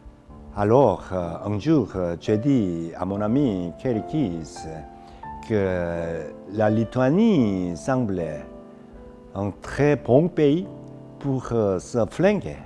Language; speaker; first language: French; non-native, fluent; Korean